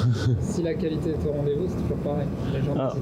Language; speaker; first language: French; native; French